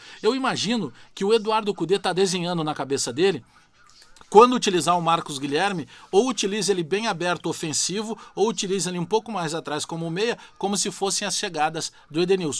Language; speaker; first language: Portuguese; native; Portuguese